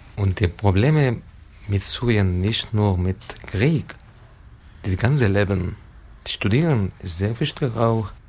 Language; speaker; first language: German; non-native, learner; Arabic